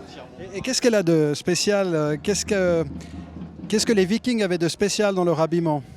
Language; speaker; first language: French; native; French